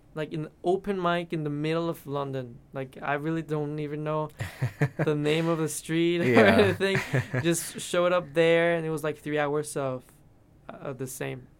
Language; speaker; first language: English; non-native, fluent; Spanish